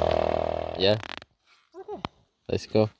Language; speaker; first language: English; non-native, learner; Lao